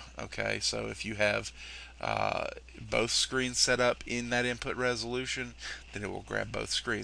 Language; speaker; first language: English; native; English